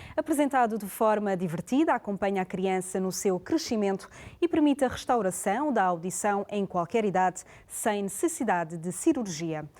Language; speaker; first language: Portuguese; native; Portuguese